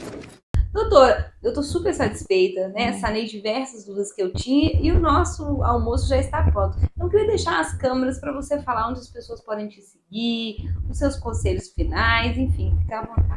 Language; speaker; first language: Portuguese; native; Portuguese